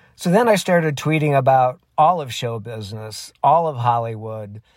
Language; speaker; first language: English; native; English